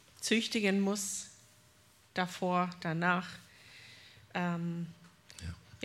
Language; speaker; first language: German; non-native, fluent; English